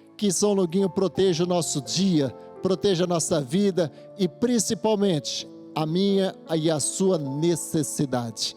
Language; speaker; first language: Portuguese; native; Portuguese